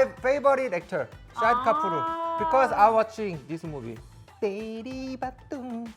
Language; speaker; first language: English; non-native, learner; Korean